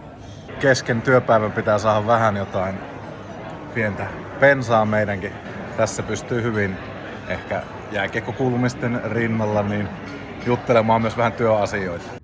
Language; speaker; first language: Finnish; native; Finnish